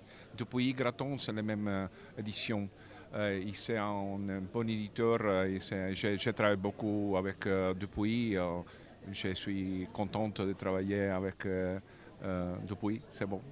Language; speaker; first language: French; non-native, learner; Italian